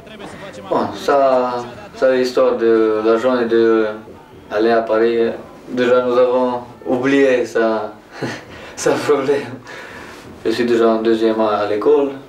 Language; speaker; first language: French; non-native, learner; Romanian